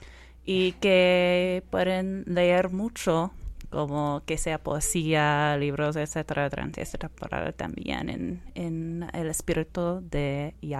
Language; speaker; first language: Spanish; non-native, fluent; English